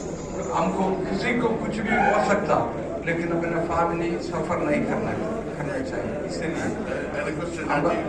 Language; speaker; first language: Hindi; non-native, local second language; Malayalam